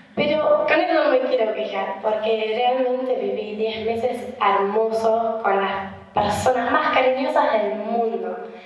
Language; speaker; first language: Spanish; non-native, fluent; German